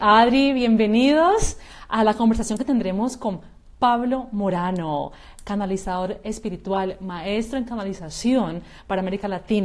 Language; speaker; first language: Spanish; native; Spanish